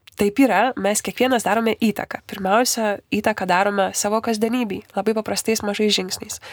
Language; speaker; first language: Lithuanian; native; Lithuanian